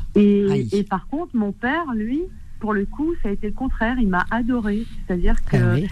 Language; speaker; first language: French; native; French